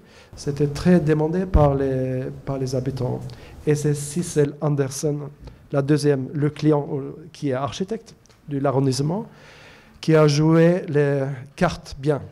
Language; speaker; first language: French; non-native, fluent; Norwegian